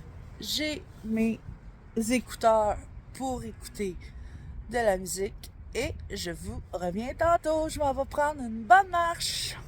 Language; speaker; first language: French; native; French